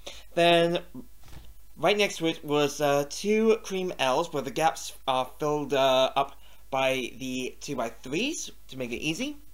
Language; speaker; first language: English; native; English